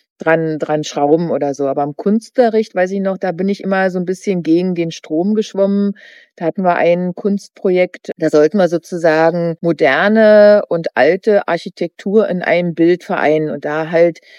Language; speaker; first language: German; native; German